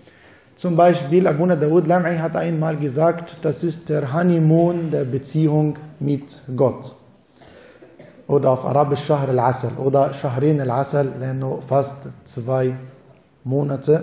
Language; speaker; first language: German; non-native, fluent; Arabic